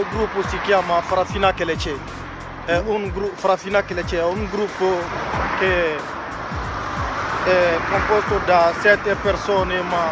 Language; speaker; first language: Italian; non-native, learner; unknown